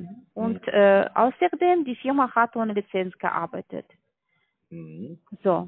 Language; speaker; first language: German; non-native, learner; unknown